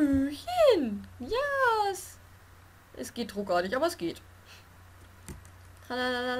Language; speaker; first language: German; native; German